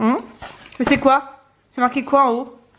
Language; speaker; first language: French; native; French